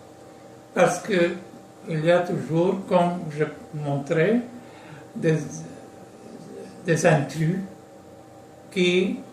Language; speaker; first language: French; non-native, local second language; Arabic